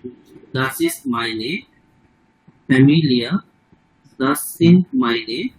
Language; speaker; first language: German; non-native, learner; Bangla